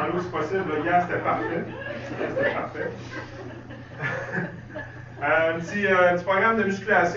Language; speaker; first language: French; native; French